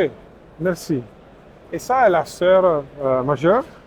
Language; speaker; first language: French; non-native, learner; Italian